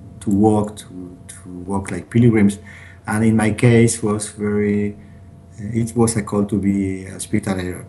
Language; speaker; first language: English; non-native, learner; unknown